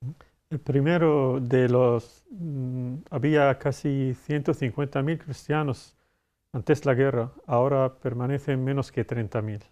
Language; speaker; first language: Spanish; non-native, fluent; Arabic